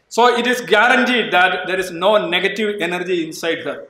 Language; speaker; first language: English; non-native, local second language; Malayalam